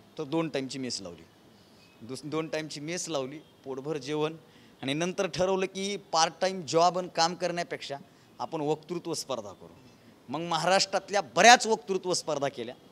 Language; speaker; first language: Marathi; native; Marathi